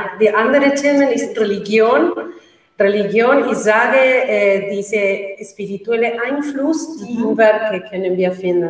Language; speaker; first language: German; non-native, learner; Spanish